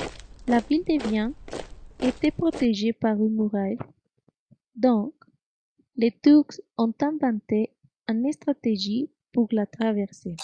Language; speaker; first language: French; non-native, fluent; Spanish